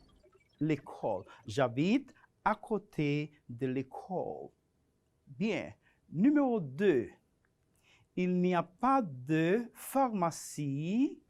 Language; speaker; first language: French; non-native, fluent; Spanish